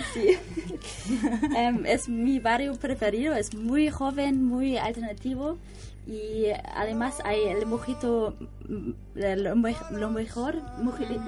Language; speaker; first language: Spanish; non-native, learner; German